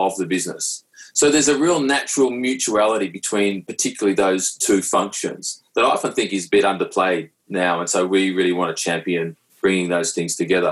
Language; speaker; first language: English; native; English